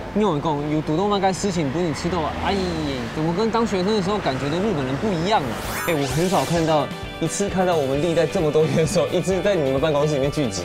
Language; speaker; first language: Chinese; native; Chinese